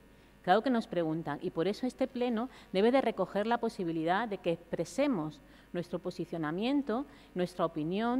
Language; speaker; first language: Spanish; native; Spanish